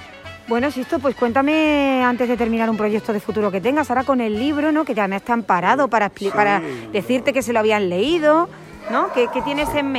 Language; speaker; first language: Spanish; native; Spanish